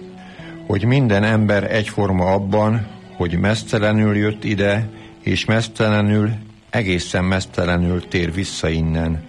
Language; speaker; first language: Hungarian; native; Hungarian